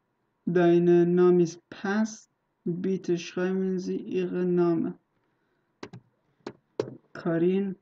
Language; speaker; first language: German; non-native, learner; Persian